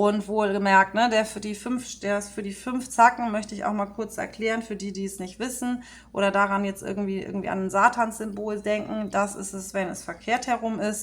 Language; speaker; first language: German; native; German